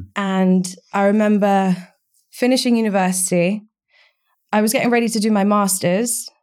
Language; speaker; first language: English; early bilingual, other home language; Romanian